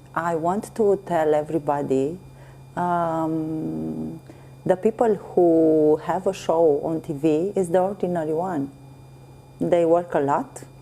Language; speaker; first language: English; non-native, learner; Romanian